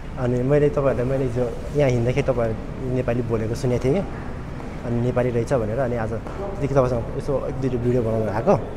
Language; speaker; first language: Nepali; non-native, local second language; Sherpa